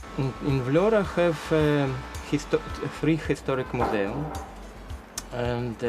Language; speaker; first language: English; non-native, learner; Russian